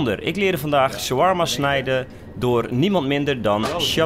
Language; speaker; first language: Dutch; native; Dutch